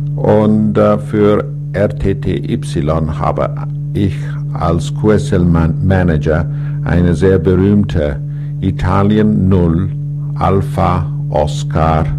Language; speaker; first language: German; non-native, learner; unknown